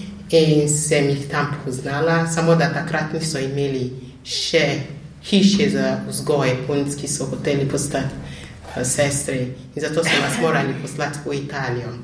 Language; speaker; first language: Slovenian; non-native, fluent; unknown